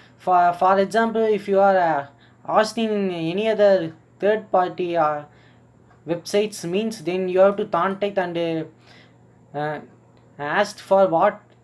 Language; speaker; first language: English; non-native, local second language; Tamil